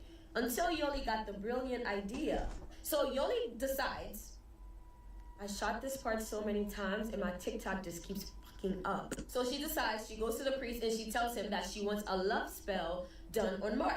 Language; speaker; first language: English; early bilingual, other home language; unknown